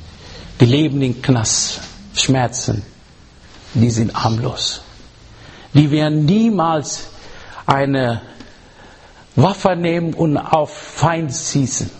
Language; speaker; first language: German; non-native, learner; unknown